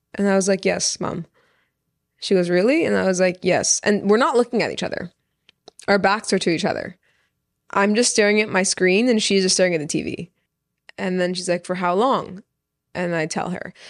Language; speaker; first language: English; early bilingual, other home language; Persian